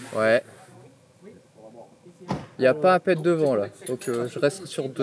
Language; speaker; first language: French; native; French